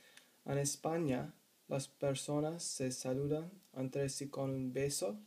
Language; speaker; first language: Spanish; non-native, learner; English